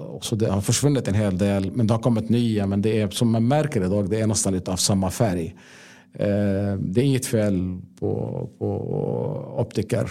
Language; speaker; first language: Swedish; non-native, fluent; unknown